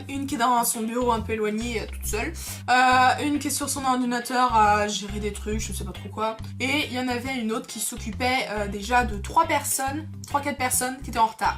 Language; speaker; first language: French; native; French